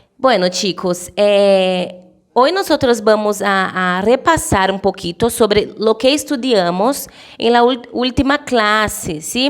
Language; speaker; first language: Spanish; non-native, fluent; Portuguese